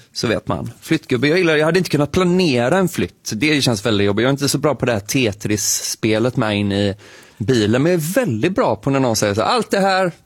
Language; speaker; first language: Swedish; native; Swedish